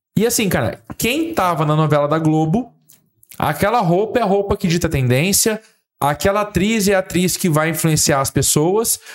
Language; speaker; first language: Portuguese; native; Portuguese